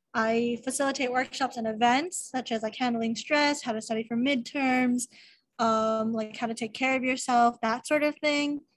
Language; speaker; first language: English; native; English